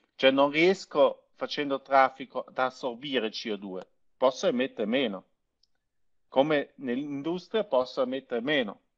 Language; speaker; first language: Italian; non-native, local second language; German